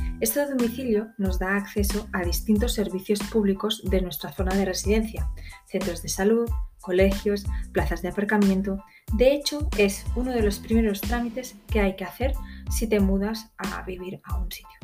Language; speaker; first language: Spanish; native; Spanish